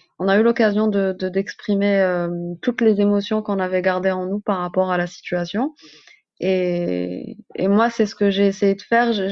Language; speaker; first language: French; non-native, local second language; Arabic